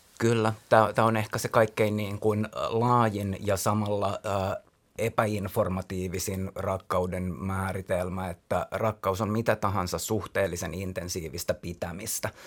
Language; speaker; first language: Finnish; native; Finnish